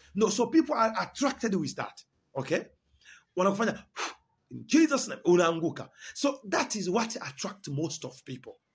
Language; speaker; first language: English; non-native, fluent; Swahili